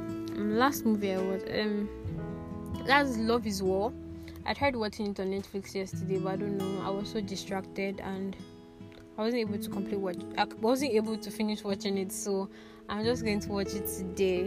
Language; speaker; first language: English; non-native, local second language; Yoruba